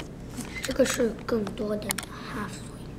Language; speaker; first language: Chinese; early bilingual, heritage; Chinese